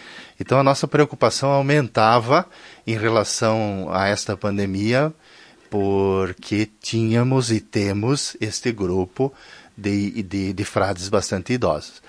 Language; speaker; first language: Portuguese; native; Portuguese